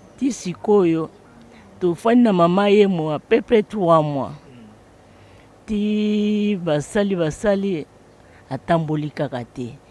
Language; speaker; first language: Lingala; non-native, local second language; Luba-Lulua